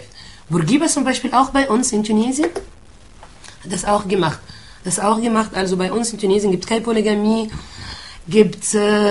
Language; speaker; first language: German; non-native, fluent; Arabic